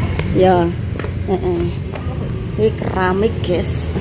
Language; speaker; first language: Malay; non-native, local second language; Javanese